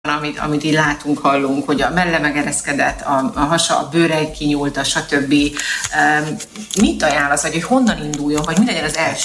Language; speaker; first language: Hungarian; native; Hungarian